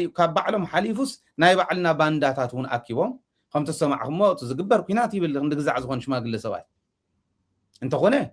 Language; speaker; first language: Tigrinya; native; Tigrinya